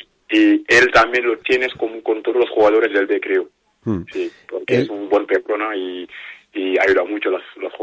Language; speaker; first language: Spanish; non-native, learner; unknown